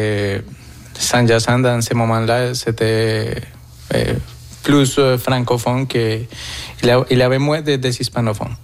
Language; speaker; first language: French; non-native, fluent; Spanish